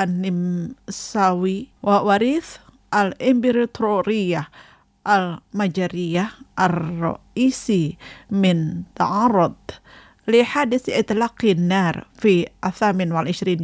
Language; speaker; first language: Arabic; non-native, fluent; Indonesian